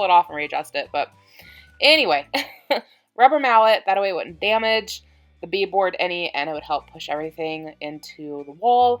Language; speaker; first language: English; native; English